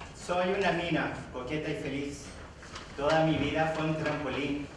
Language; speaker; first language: Spanish; early bilingual, other home language; Korean